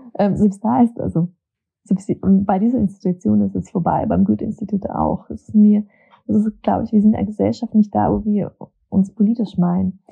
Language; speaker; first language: German; early bilingual, other home language; Russian